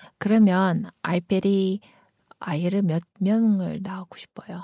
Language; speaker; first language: Korean; non-native, fluent; Kyrgyz